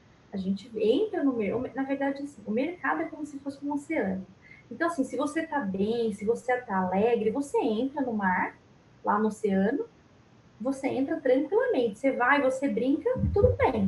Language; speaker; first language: Portuguese; native; Portuguese